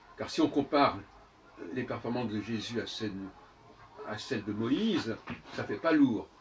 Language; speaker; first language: French; native; French